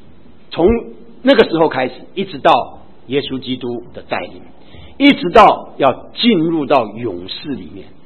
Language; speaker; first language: Chinese; native; Chinese